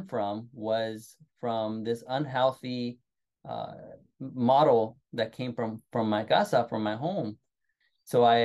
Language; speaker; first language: English; native; English